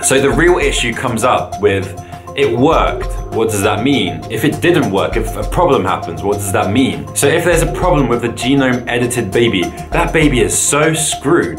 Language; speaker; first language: English; native; English